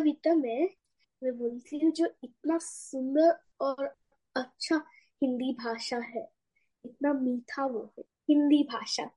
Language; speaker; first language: Hindi; early bilingual, heritage; Russian